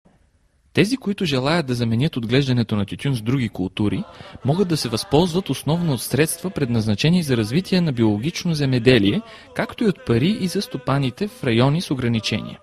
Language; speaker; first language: Bulgarian; native; Bulgarian